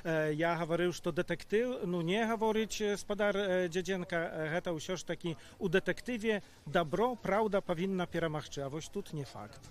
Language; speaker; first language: Polish; non-native, local second language; Belarusian